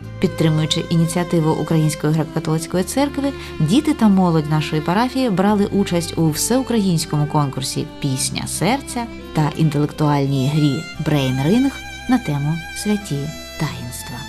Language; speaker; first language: Ukrainian; native; Ukrainian